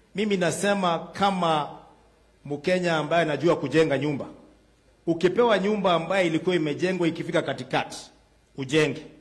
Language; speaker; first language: Swahili; non-native, local second language; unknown